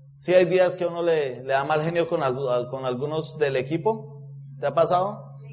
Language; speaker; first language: Spanish; native; Spanish